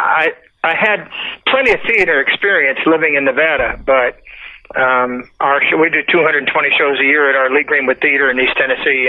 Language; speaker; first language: English; native; English